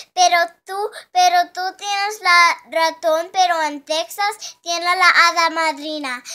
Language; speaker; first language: Spanish; early bilingual, heritage; Spanish